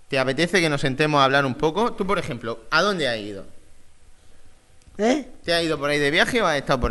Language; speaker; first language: Spanish; native; Spanish